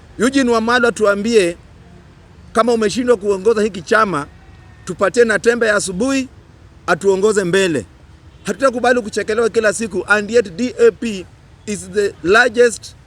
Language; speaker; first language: Swahili; non-native, local second language; Luyia